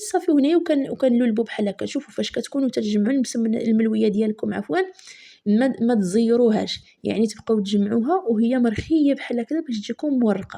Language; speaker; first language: Arabic; native; Arabic